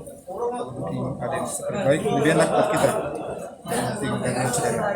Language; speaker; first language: Indonesian; non-native, fluent; Portuguese